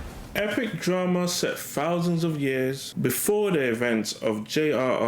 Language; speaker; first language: English; native; English